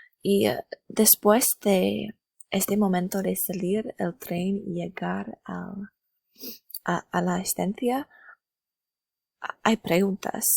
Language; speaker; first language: Spanish; non-native, learner; English